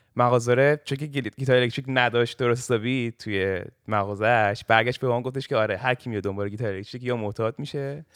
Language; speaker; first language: Persian; early bilingual, heritage; Persian